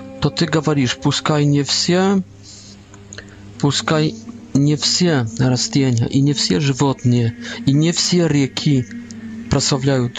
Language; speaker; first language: Polish; non-native, learner; Russian